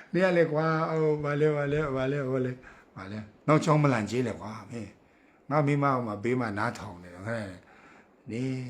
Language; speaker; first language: Burmese; non-native, local second language; Kachin